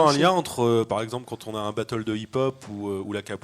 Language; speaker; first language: French; native; French